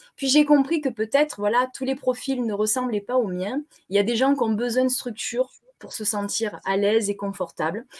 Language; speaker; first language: French; native; French